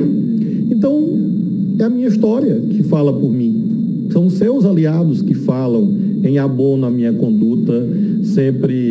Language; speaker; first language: Portuguese; native; Portuguese